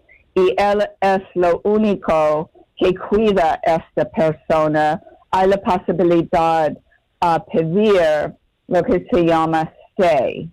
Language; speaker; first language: Spanish; non-native, fluent; English